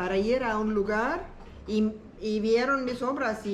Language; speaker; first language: Spanish; non-native, learner; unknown